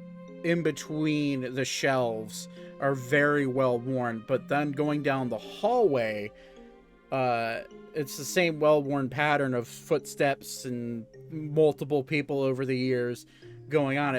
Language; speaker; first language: English; native; English